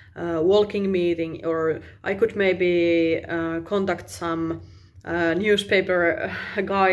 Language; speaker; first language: English; non-native, fluent; Finnish